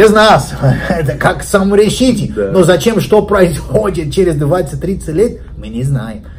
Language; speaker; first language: Russian; non-native, learner; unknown